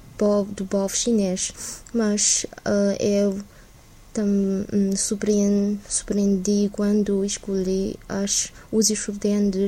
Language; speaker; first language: Portuguese; non-native, learner; Chinese